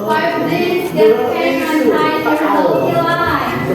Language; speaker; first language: English; non-native, local second language; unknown